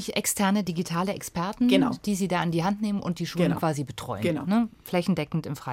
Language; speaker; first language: German; native; German